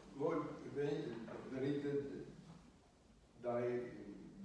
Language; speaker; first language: Italian; non-native, learner; English